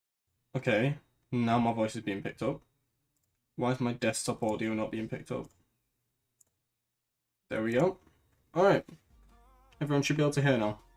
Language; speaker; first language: English; native; English